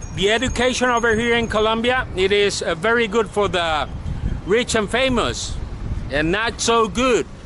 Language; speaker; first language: English; non-native, fluent; Spanish